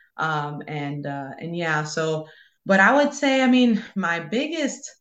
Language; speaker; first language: English; early bilingual, other home language; Spanish